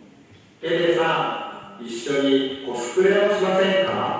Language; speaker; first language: Japanese; non-native, learner; Indonesian